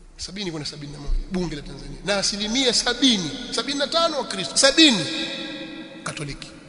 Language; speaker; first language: Swahili; native; Swahili